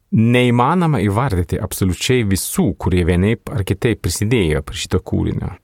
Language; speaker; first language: Lithuanian; non-native, fluent; Swedish